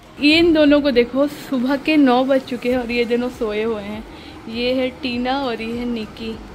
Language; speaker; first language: Hindi; non-native, local second language; Odia